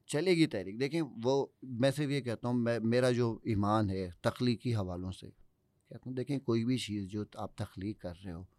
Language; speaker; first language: Urdu; native; Urdu